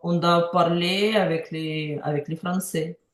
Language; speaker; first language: French; non-native, learner; Ukrainian